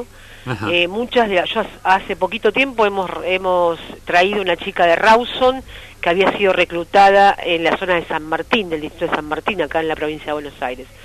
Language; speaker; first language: Spanish; native; Spanish